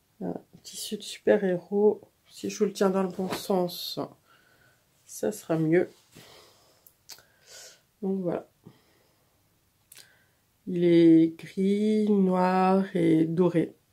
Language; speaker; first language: French; native; French